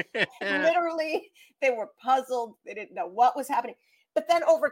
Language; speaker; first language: English; native; English